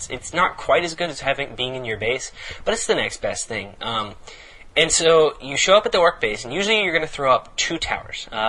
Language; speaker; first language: English; native; English